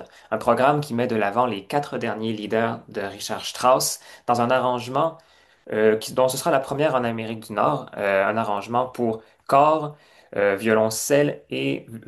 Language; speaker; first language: French; native; French